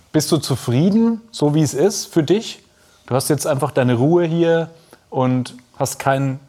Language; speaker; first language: German; native; German